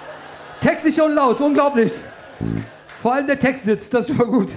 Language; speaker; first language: German; early bilingual, other home language; Turkish